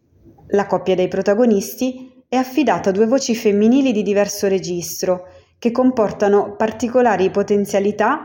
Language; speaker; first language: Italian; native; Italian